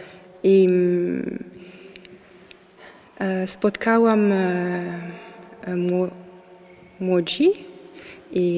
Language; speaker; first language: Polish; non-native, learner; French